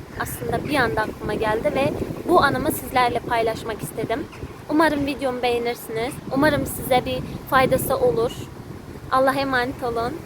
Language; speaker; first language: Turkish; early bilingual, heritage; Uzbek